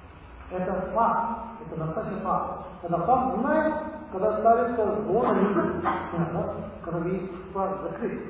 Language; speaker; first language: Russian; non-native, learner; Tibetan